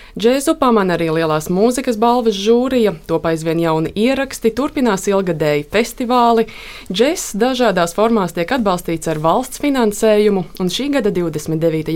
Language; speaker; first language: Latvian; native; Latvian